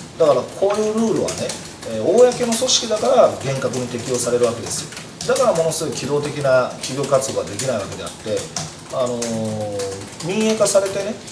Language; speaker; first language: Japanese; native; Japanese